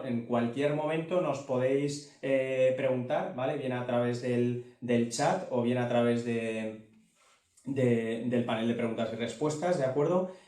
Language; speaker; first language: Spanish; native; Spanish